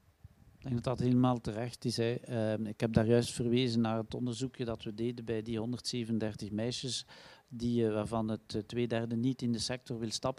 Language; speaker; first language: Dutch; native; Dutch